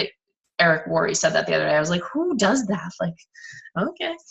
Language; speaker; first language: English; native; English